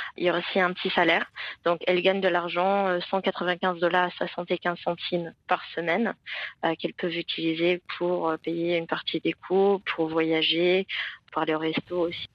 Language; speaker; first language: French; non-native, fluent; English